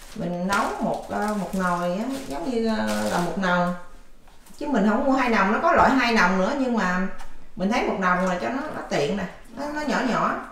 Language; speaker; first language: Vietnamese; native; Vietnamese